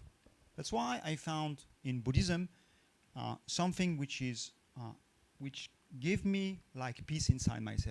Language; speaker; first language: English; non-native, fluent; French